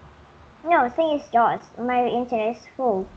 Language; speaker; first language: English; non-native, learner; Vietnamese